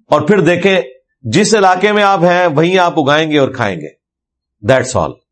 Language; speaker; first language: Urdu; non-native, local second language; Punjabi